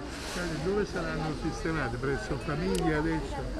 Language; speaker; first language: Italian; native; Italian